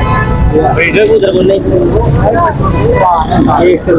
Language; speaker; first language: Hindi; non-native, local second language; Punjabi